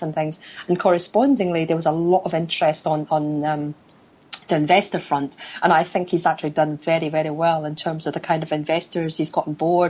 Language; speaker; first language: English; native; English